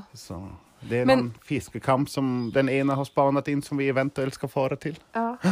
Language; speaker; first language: Swedish; non-native, fluent; German